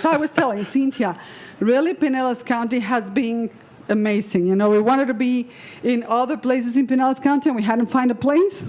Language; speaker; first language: English; non-native, fluent; Spanish